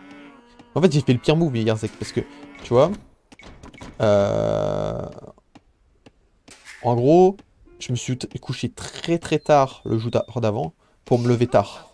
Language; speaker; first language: French; native; French